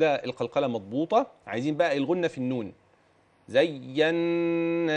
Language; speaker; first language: Arabic; native; Arabic